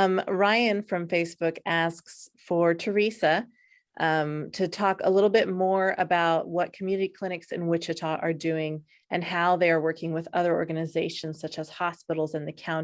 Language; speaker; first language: English; native; English